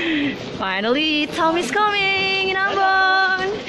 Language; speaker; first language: English; non-native, local second language; Indonesian